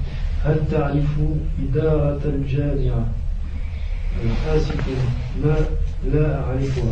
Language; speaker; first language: Arabic; non-native, learner; French